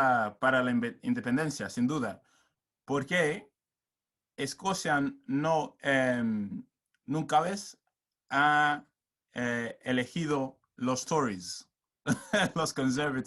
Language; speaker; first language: Spanish; non-native, learner; English